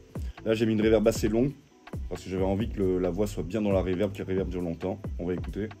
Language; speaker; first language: French; native; French